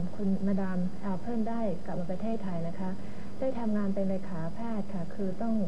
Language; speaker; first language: Thai; native; Thai